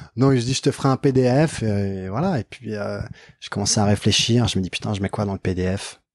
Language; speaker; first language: French; native; French